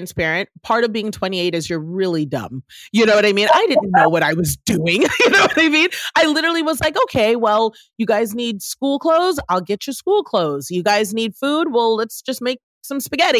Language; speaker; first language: English; native; English